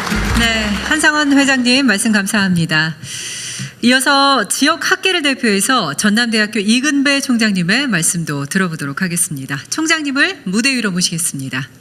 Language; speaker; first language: Korean; native; Korean